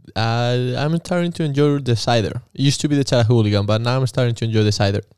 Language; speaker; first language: English; non-native, fluent; Spanish